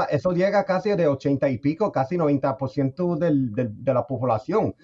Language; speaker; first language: Spanish; early bilingual, heritage; Spanish